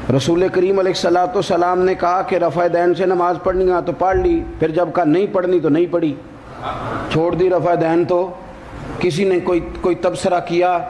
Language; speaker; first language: Urdu; non-native, local second language; Punjabi